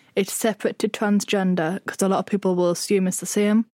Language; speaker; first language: English; native; English